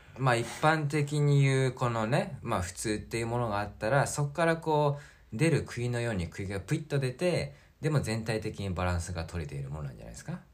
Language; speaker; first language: Japanese; native; Japanese